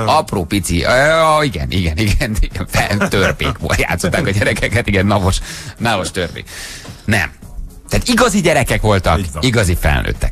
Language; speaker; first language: Hungarian; native; Hungarian